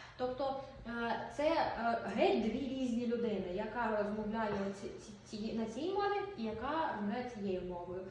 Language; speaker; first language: Ukrainian; non-native, local second language; Russian